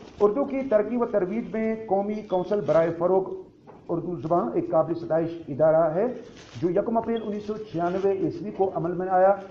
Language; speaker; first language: Urdu; non-native, local second language; Kashmiri